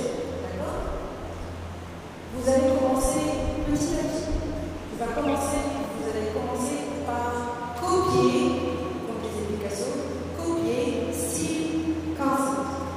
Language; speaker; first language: French; non-native, local second language; Arabic